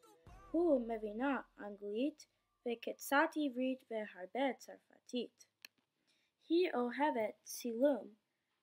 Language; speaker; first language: Hebrew; non-native, learner; English